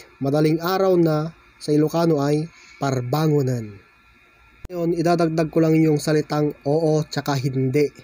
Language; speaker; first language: Filipino; non-native, local second language; Iloko